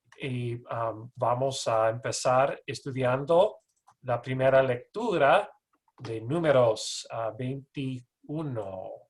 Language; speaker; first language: Spanish; non-native, fluent; English